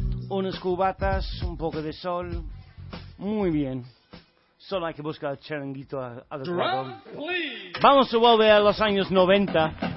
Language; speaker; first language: Spanish; non-native, fluent; English